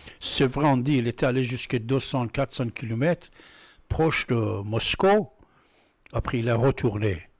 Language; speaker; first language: French; non-native, fluent; Persian